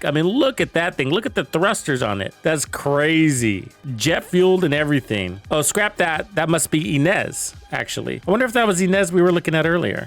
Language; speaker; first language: English; native; English